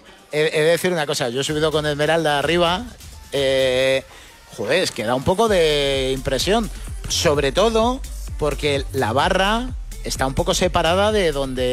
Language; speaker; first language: Spanish; native; Spanish